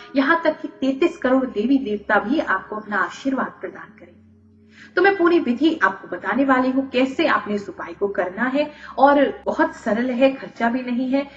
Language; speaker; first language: Hindi; native; Hindi